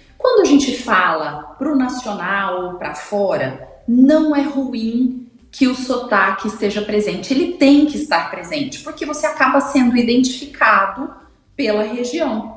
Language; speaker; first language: Portuguese; native; Portuguese